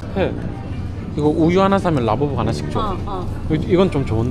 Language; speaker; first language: Korean; native; Korean